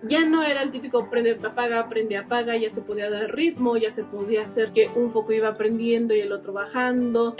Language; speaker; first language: Spanish; native; Spanish